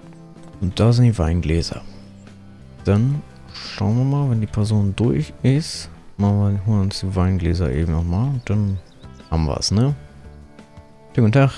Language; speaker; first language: German; native; German